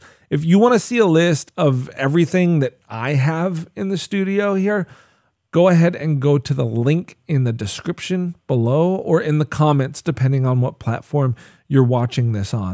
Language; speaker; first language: English; native; English